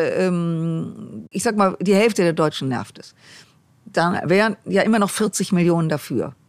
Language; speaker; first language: German; native; German